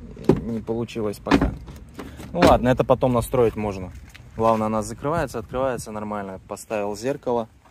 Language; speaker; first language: Russian; native; Russian